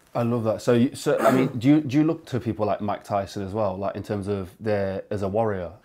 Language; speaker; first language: English; non-native, learner; Chinese